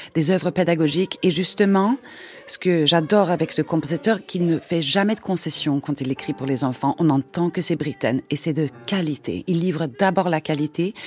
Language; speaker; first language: French; non-native, fluent; Swedish